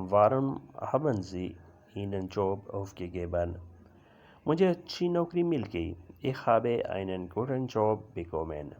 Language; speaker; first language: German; non-native, learner; Urdu